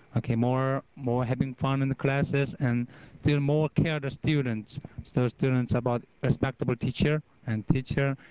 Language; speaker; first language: English; non-native, learner; Korean